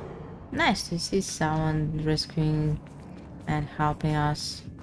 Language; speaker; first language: English; non-native, learner; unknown